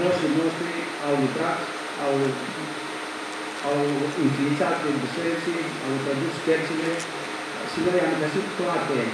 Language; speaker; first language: Romanian; non-native, learner; Greek